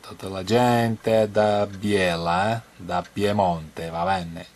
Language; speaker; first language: Italian; non-native, learner; Portuguese